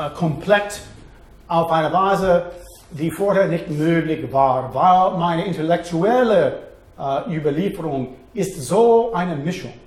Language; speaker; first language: German; non-native, fluent; English